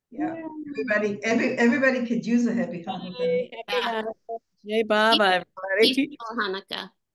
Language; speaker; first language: English; native; English